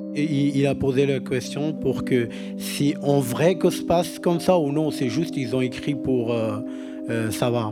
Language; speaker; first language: French; non-native, learner; Pashto